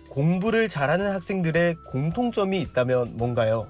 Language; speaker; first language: Korean; native; Korean